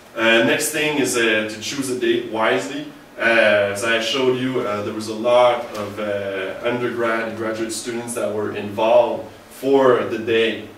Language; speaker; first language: English; native; English